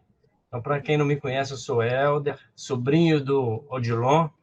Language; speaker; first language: Portuguese; native; Portuguese